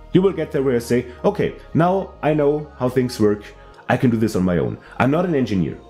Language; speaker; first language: English; non-native, fluent; German